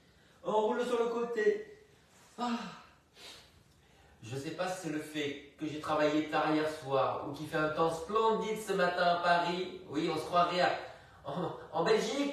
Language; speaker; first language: French; native; French